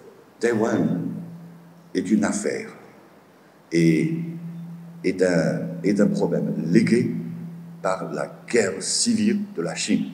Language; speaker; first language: French; non-native, fluent; Chinese